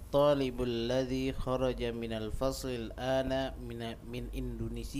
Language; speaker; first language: Arabic; non-native, learner; Indonesian